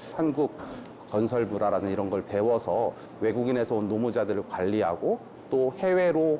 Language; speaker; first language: Korean; native; Korean